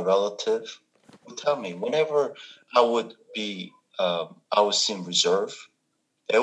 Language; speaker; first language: English; non-native, fluent; Korean